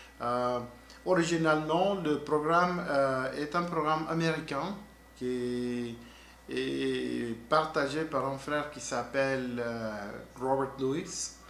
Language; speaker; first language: French; non-native, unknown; Spanish